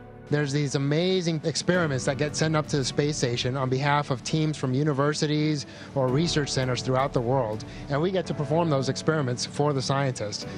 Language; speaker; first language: English; early bilingual, other home language; Spanish